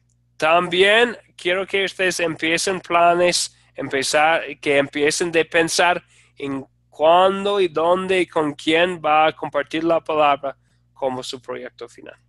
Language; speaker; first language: Spanish; non-native, fluent; English